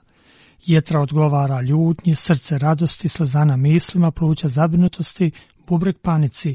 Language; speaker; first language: Croatian; non-native, fluent; Chinese